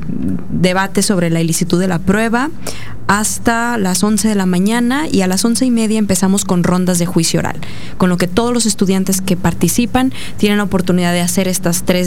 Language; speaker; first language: Spanish; native; Spanish